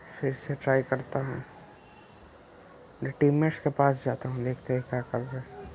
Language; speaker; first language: Hindi; non-native, local second language; Bangla